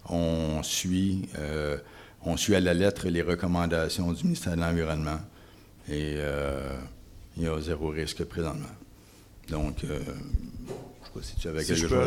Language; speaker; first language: French; native; French